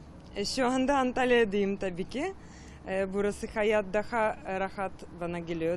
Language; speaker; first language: Turkish; non-native, learner; Russian